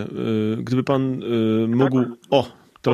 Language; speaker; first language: Polish; native; Polish